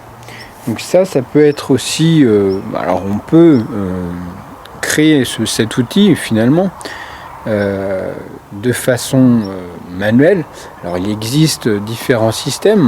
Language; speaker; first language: French; native; French